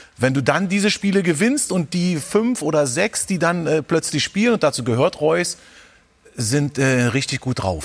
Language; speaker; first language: German; native; German